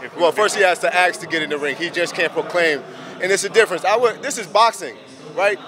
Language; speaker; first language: English; native; English